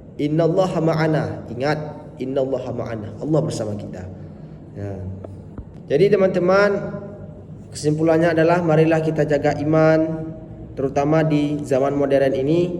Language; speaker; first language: Malay; non-native, local second language; Achinese